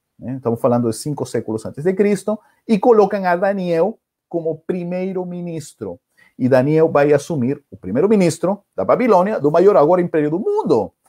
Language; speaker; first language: Portuguese; non-native, fluent; Spanish